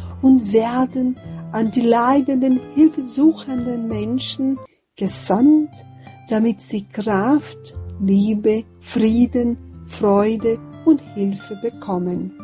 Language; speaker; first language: German; non-native, fluent; Portuguese